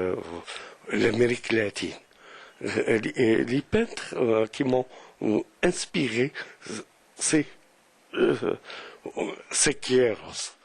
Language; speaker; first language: French; non-native, local second language; Arabic